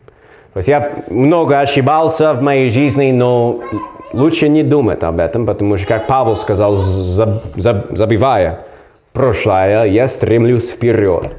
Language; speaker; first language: Russian; non-native, learner; English